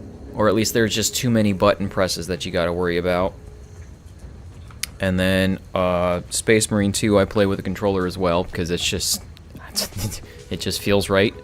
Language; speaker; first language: English; native; English